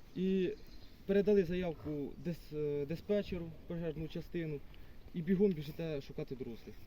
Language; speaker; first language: Ukrainian; native; Ukrainian